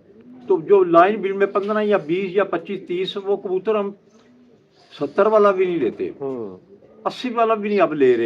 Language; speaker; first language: Hindi; non-native, local second language; Punjabi